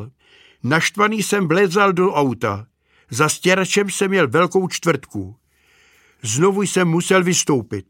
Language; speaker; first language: Czech; native; Czech